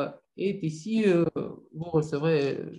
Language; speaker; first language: French; non-native, fluent; Russian